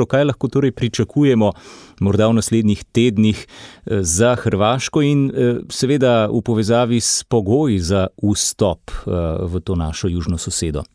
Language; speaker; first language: Slovenian; native; Slovenian